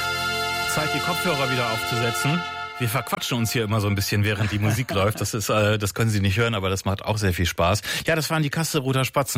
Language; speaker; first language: German; native; German